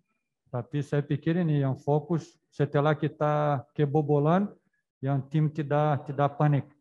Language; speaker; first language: Indonesian; non-native, fluent; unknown